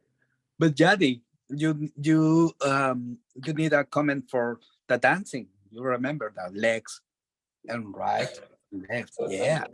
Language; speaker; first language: English; non-native, learner; Spanish